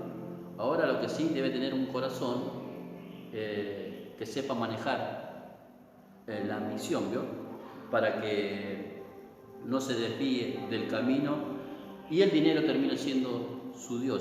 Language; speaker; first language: Spanish; native; Spanish